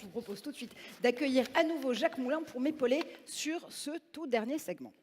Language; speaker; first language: French; native; French